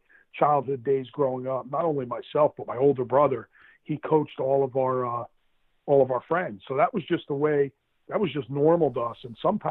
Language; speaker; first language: English; native; English